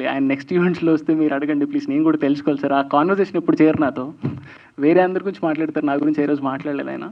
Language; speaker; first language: Telugu; native; Telugu